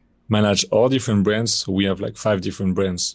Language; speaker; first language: English; non-native, fluent; French